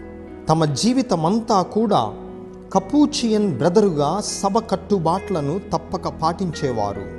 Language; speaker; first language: Telugu; native; Telugu